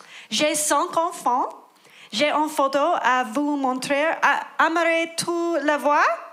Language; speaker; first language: French; non-native, learner; English